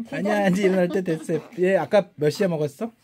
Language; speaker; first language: Korean; native; Korean